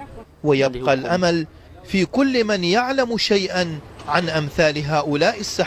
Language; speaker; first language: Arabic; native; Arabic